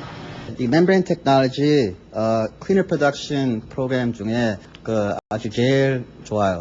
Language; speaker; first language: Korean; early bilingual, heritage; English